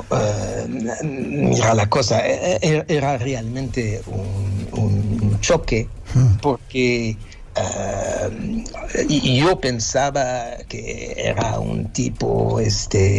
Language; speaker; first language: Spanish; non-native, fluent; French